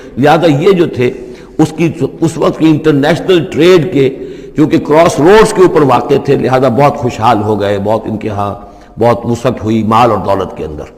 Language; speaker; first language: Urdu; native; Urdu